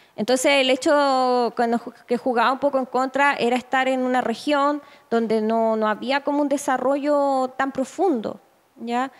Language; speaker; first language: Spanish; native; Spanish